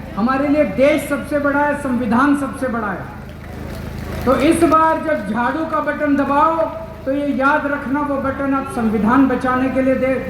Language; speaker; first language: Hindi; native; Hindi